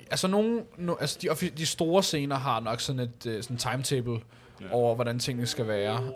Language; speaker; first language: Danish; early bilingual, other home language; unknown